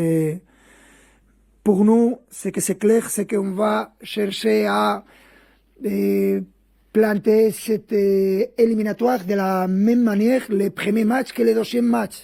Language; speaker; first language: French; non-native, fluent; Spanish